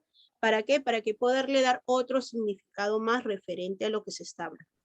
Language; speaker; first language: Spanish; native; Spanish